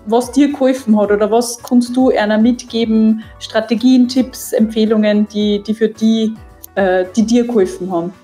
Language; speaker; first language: German; native; German